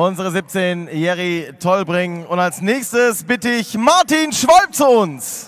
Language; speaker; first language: German; native; German